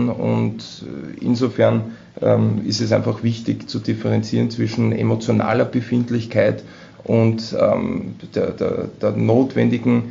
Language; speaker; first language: German; native; German